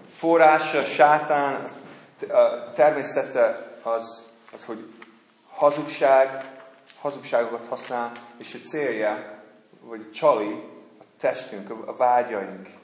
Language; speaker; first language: Hungarian; non-native, fluent; English